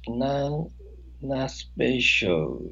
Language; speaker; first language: English; non-native, learner; Chinese